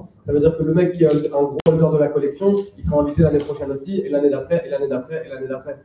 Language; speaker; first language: French; native; French